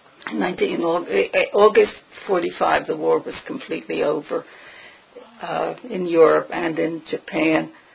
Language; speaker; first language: English; early bilingual, other home language; Friulian